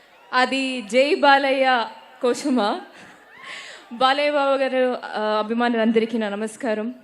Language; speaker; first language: Telugu; non-native, learner; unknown